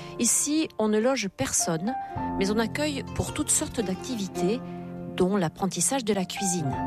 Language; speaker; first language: French; native; French